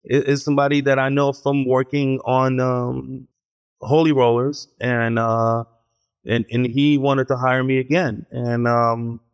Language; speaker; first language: English; early bilingual, heritage; Hebrew